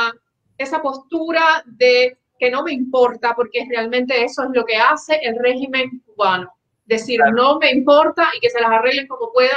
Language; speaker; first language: Spanish; native; Spanish